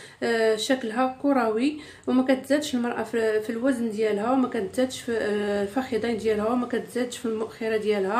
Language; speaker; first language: Arabic; native; Arabic